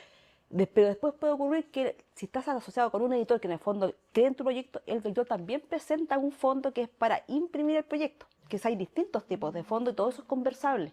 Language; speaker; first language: Spanish; native; Spanish